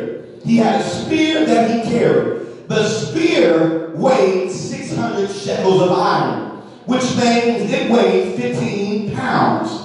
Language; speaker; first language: English; native; English